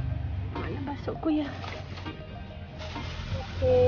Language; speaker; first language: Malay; non-native, fluent; Russian